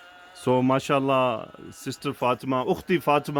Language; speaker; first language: Arabic; non-native, learner; Urdu